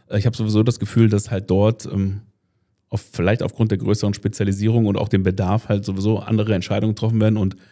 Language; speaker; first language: German; native; German